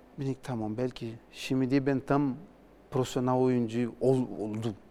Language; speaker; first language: Turkish; non-native, learner; Portuguese